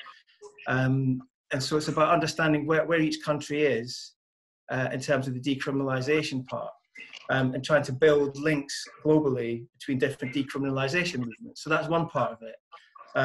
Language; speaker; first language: English; native; English